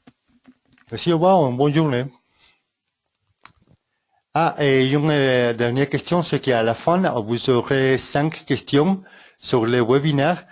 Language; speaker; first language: French; non-native, fluent; Spanish